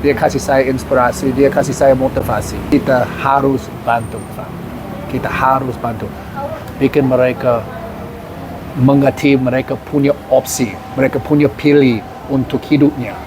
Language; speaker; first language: Indonesian; non-native, learner; English